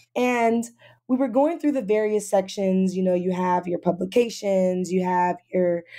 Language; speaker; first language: English; native; English